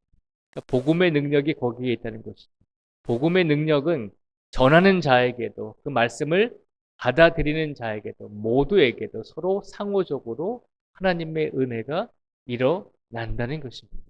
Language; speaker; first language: Korean; native; Korean